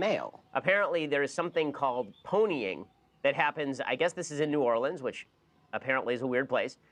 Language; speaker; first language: English; native; English